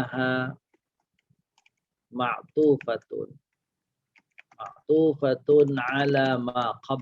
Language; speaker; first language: Arabic; non-native, fluent; Indonesian